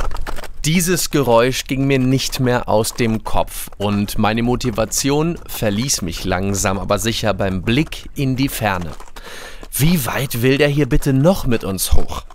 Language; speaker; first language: German; native; German